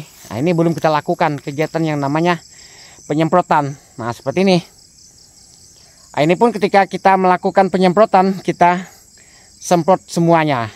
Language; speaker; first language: Indonesian; native; Indonesian